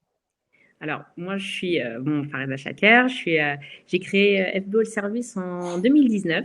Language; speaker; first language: French; native; French